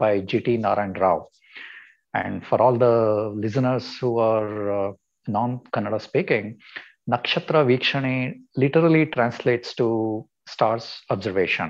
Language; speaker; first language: English; non-native, local second language; Kannada